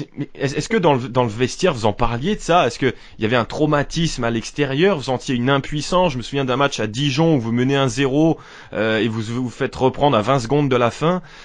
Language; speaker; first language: French; native; French